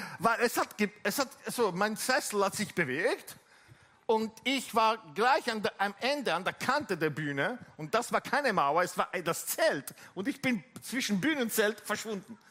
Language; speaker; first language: German; non-native, fluent; Italian